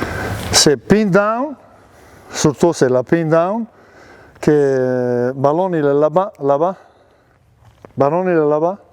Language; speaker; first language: French; non-native, learner; Serbian